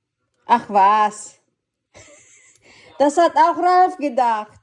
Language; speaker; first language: German; non-native, learner; Filipino